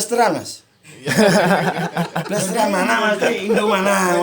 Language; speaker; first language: Indonesian; native; Indonesian